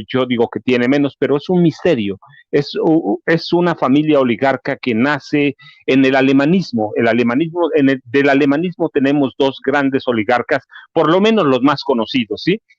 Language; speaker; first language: Spanish; native; Spanish